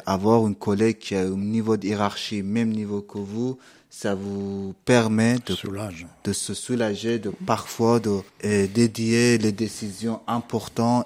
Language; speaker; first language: French; non-native, fluent; Persian